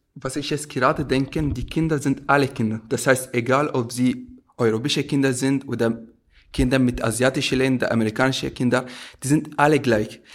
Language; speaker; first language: German; non-native, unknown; Arabic